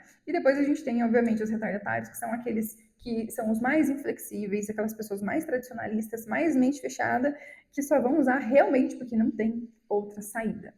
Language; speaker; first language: Portuguese; native; Portuguese